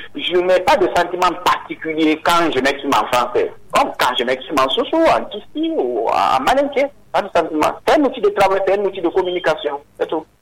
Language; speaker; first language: French; non-native, local second language; Susu